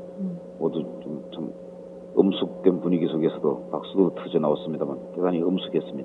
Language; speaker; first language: Korean; native; Korean